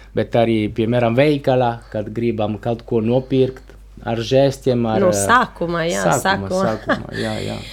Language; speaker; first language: Latvian; non-native, learner; Italian